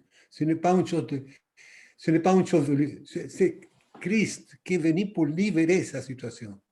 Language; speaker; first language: French; non-native, fluent; Spanish